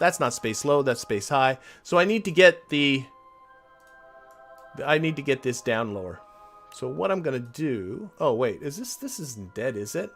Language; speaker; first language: English; native; English